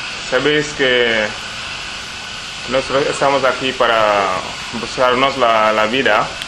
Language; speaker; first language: Spanish; non-native, learner; Wolof